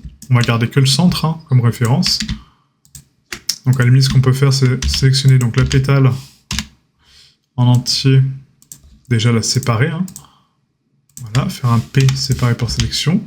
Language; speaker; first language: French; native; French